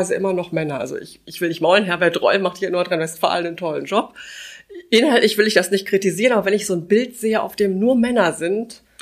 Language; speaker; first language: German; native; German